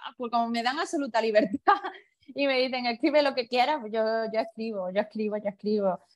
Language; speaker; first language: Spanish; early bilingual, other home language; Chinese